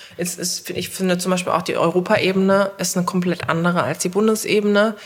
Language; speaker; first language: German; early bilingual, other home language; Turkish